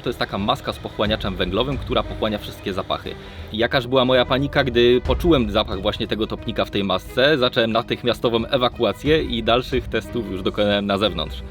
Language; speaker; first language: Polish; native; Polish